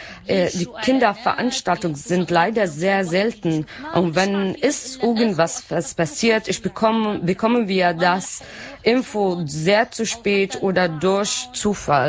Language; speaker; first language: German; non-native, learner; Arabic